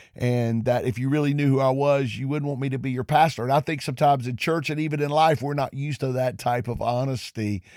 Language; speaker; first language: English; native; English